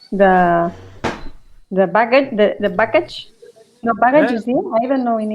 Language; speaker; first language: English; non-native, learner; Spanish